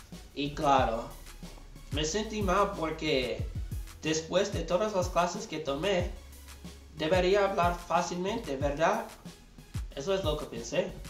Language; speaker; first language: Spanish; non-native, learner; English